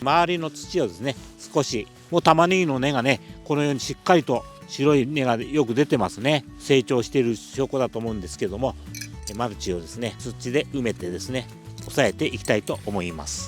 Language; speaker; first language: Japanese; native; Japanese